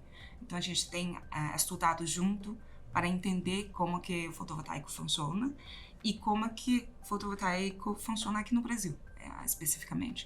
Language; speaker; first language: Portuguese; non-native, fluent; Chinese